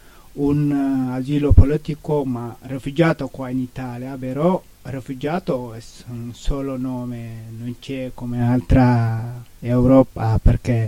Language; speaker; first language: Italian; non-native, learner; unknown